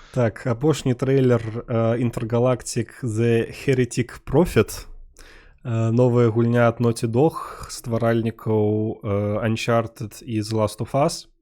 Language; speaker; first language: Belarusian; non-native, local second language; Russian